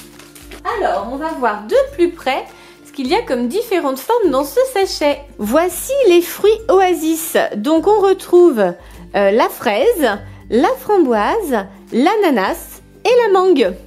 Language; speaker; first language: French; native; French